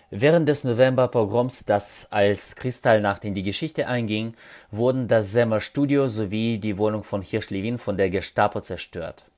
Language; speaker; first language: German; non-native, fluent; Russian